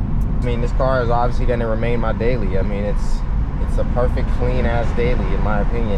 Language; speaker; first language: English; native; English